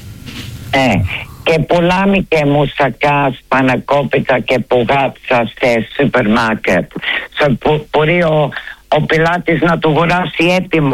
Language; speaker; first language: Greek; early bilingual, heritage; Greek